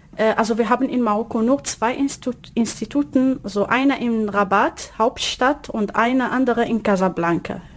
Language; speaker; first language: German; non-native, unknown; Arabic